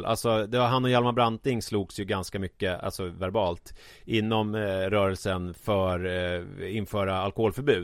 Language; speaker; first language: Swedish; native; Swedish